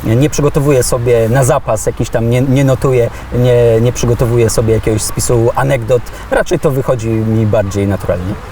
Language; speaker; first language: Polish; native; Polish